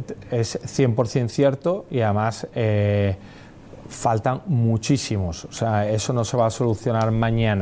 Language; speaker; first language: Spanish; native; Spanish